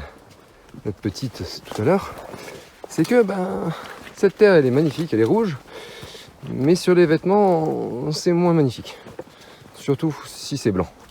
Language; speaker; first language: French; native; French